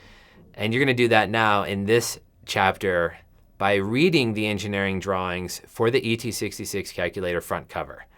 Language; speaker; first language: English; native; English